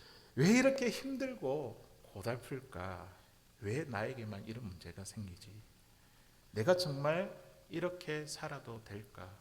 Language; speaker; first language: Korean; native; Korean